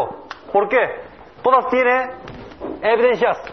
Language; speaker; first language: Spanish; non-native, learner; Korean